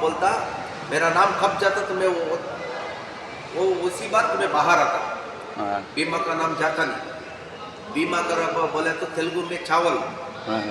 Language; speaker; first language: Hindi; non-native, learner; Telugu